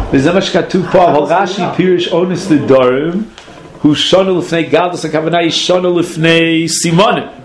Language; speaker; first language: Hebrew; non-native, fluent; English